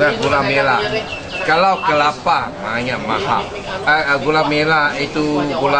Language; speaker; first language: Indonesian; non-native, local second language; Chinese